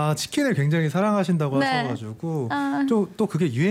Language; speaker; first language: Korean; native; Korean